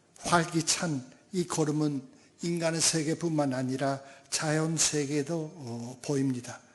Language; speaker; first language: Korean; early bilingual, heritage; Japanese